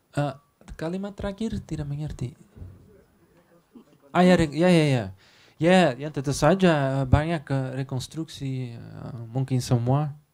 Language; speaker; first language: Indonesian; non-native, learner; Dutch